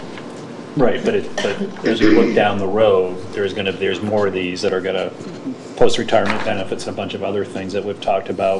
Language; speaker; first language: English; native; English